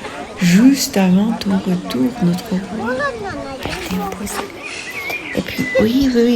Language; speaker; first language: French; non-native, fluent; Russian